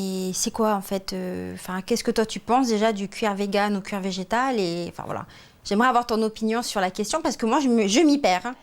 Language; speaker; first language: French; native; French